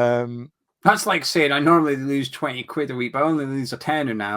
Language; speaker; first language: English; native; English